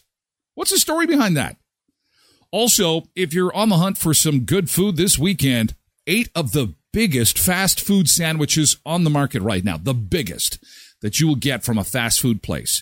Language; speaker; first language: English; native; English